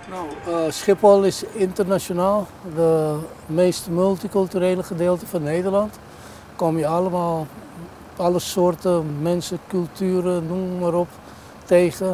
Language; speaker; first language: Dutch; non-native, fluent; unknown